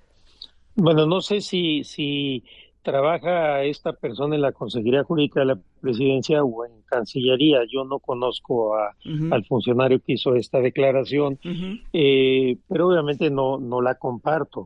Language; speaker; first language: Spanish; native; Spanish